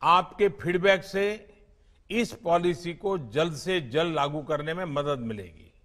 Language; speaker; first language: Hindi; non-native, local second language; Gujarati